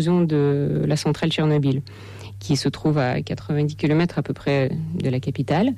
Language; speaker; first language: French; non-native, fluent; Russian